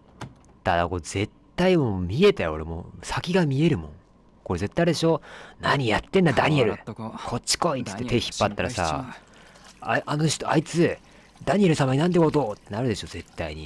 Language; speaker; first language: Japanese; native; Japanese